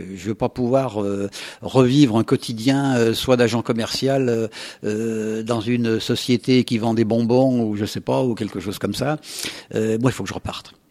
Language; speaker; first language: French; native; French